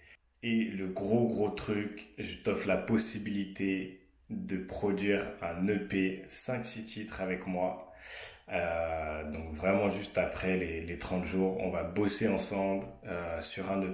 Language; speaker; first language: French; native; French